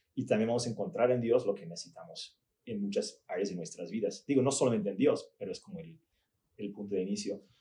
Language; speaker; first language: Spanish; early bilingual, other home language; English